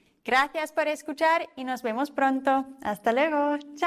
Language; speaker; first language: Spanish; non-native, fluent; German